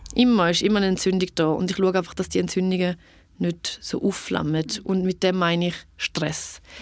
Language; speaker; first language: German; early bilingual, other home language; Albanian